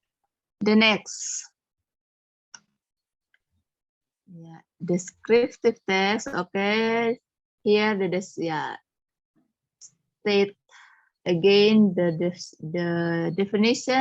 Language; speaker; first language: English; non-native, fluent; Indonesian